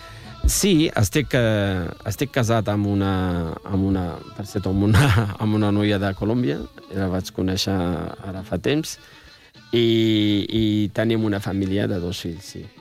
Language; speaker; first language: Catalan; non-native, fluent; Riffian